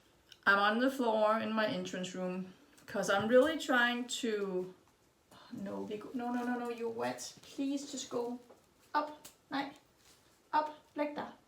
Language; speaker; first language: English; non-native, fluent; Danish